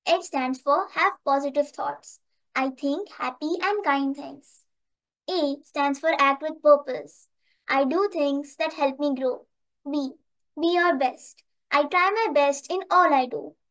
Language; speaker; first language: English; non-native, local second language; Marathi